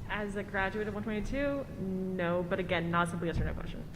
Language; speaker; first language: English; early bilingual, other home language; Italian